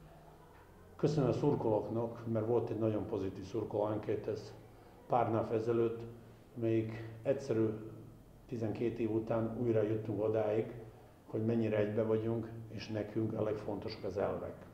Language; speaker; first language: Hungarian; non-native, fluent; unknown